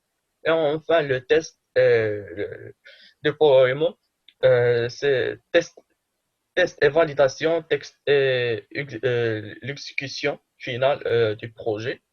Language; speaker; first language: French; non-native, local second language; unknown